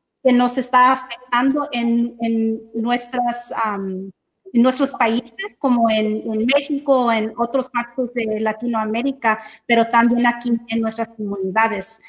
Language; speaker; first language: Spanish; early bilingual, heritage; English